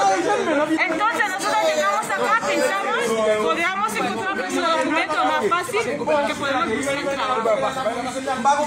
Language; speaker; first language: Spanish; non-native, fluent; Haitian Creole